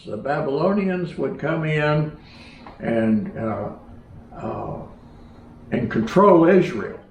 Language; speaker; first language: English; native; English